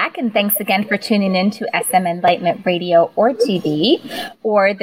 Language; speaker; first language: English; native; English